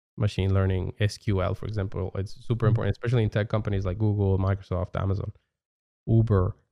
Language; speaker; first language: English; non-native, fluent; Spanish